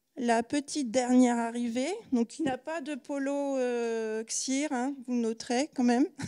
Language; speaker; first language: French; native; French